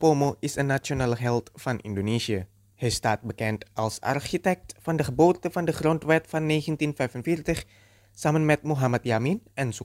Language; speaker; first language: Dutch; non-native, fluent; Indonesian